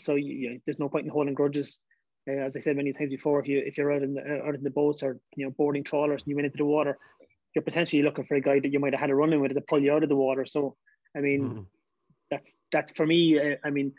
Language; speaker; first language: English; native; English